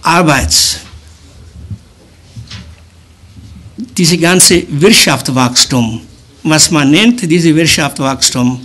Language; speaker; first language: German; early bilingual, other home language; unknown